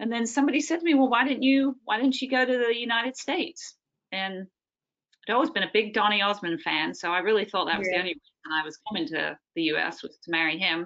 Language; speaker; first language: English; native; English